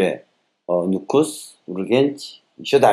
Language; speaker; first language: Russian; non-native, learner; Korean